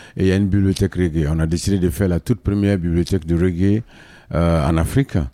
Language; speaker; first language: French; non-native, local second language; Dyula